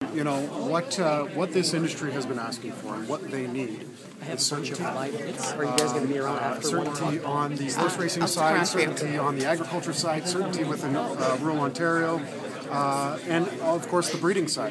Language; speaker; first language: English; native; English